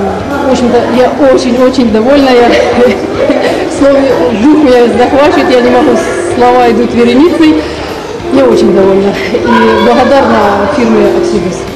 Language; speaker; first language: Russian; non-native, local second language; Ukrainian